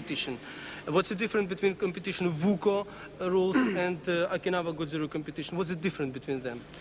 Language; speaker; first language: English; non-native, fluent; Russian